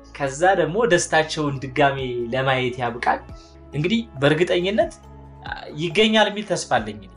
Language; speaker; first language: Amharic; native; Amharic